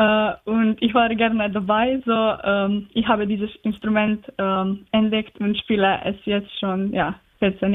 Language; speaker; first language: German; non-native, learner; Slovenian